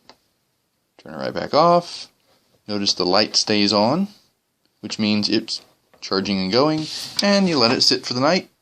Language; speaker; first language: English; native; English